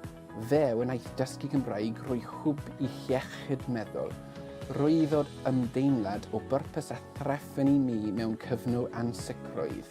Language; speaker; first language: Welsh; non-native, learner; English